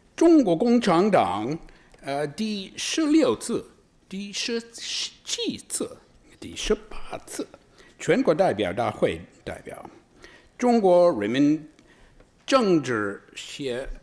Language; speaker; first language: Chinese; non-native, fluent; English